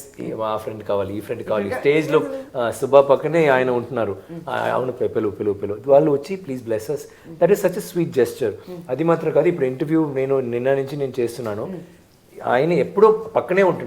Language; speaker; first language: Telugu; non-native, learner; Tamil